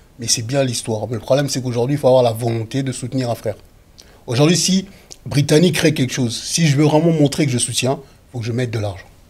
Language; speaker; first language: French; early bilingual, other home language; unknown